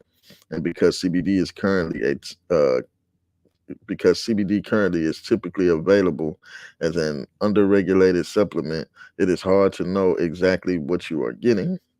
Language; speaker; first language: English; native; English